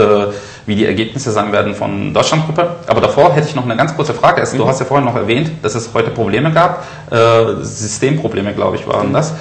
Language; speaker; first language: German; native; German